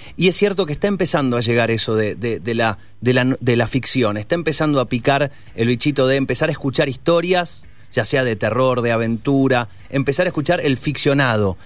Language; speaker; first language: Spanish; native; Spanish